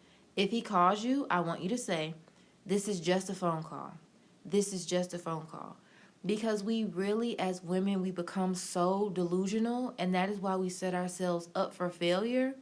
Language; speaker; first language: English; native; English